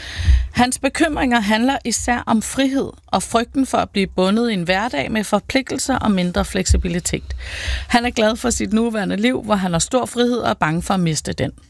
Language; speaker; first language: Danish; native; Danish